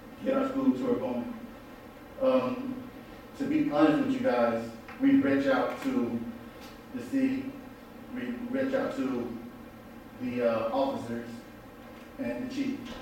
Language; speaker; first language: English; native; English